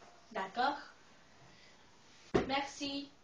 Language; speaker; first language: French; non-native, learner; Spanish